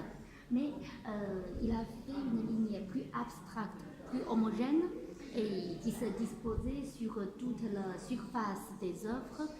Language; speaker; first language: French; non-native, fluent; Chinese